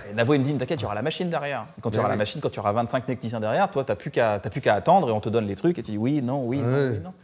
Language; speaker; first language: French; native; French